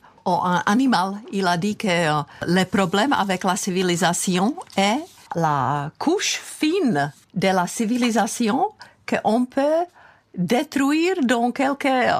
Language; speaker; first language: French; non-native, fluent; Czech